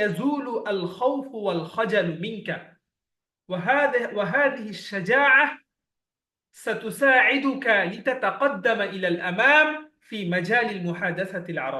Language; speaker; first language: Arabic; non-native, fluent; Bangla